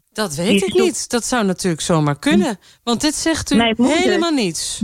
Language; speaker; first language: Dutch; native; Dutch